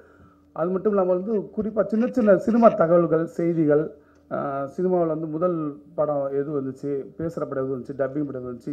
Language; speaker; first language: Tamil; native; Tamil